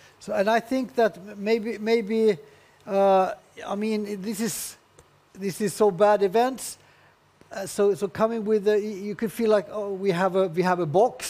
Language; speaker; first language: English; non-native, learner; Swedish